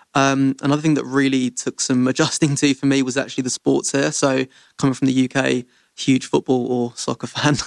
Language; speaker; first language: English; native; English